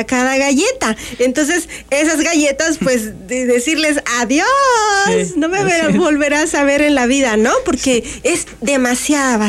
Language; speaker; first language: Spanish; native; Spanish